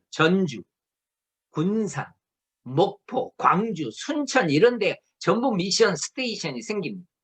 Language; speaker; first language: Korean; native; Korean